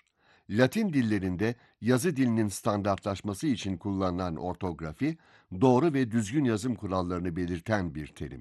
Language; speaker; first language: Turkish; native; Turkish